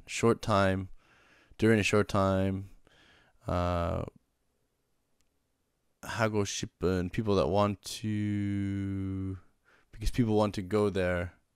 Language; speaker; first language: English; native; English